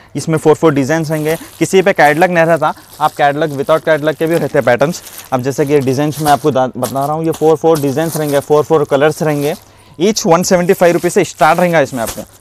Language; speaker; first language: Hindi; native; Hindi